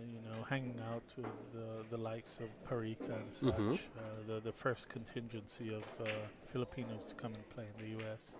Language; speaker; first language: English; non-native, fluent; Hebrew